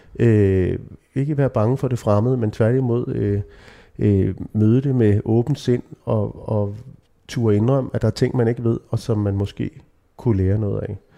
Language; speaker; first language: Danish; native; Danish